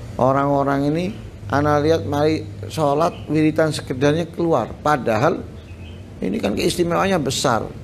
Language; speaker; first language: Indonesian; native; Indonesian